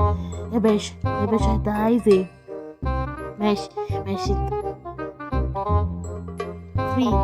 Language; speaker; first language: Arabic; native; Arabic